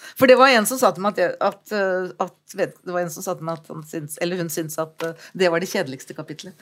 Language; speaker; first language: Norwegian; native; Norwegian